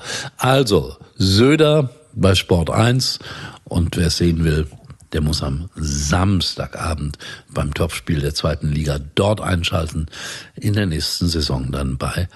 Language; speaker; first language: German; native; German